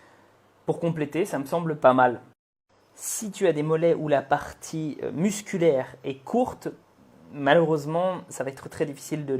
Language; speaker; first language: French; native; French